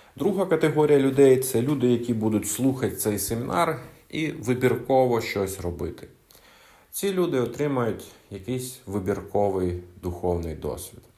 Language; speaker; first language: Ukrainian; non-native, local second language; Russian